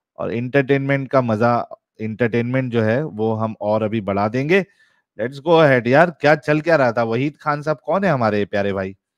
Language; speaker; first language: Hindi; native; Hindi